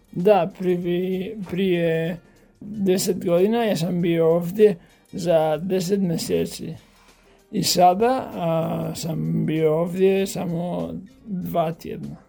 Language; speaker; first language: Croatian; non-native, learner; Catalan